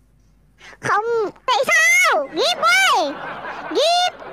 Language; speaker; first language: Vietnamese; non-native, learner; Indonesian